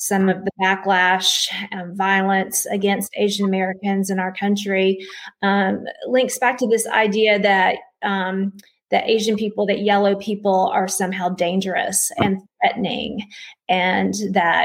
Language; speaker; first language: English; native; English